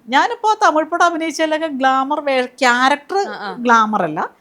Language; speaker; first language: Malayalam; native; Malayalam